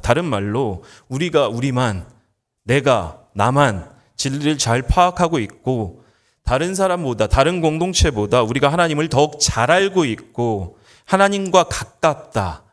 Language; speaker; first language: Korean; native; Korean